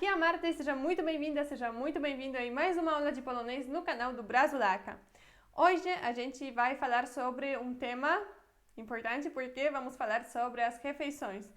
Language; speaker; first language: Portuguese; non-native, fluent; Polish